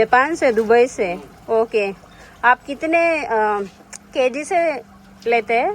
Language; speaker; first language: Hindi; non-native, local second language; Telugu